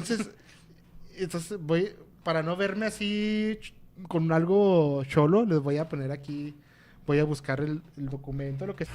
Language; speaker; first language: Spanish; native; Spanish